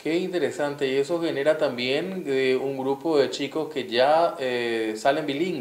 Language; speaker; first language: Spanish; native; Spanish